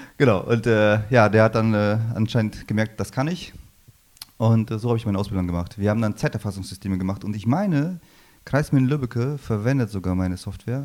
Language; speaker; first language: German; early bilingual, other home language; Low German